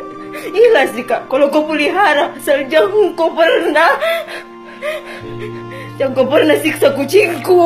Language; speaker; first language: Indonesian; native; Indonesian